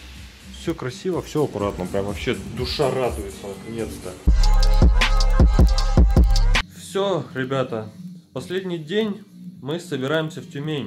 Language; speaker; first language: Russian; native; Russian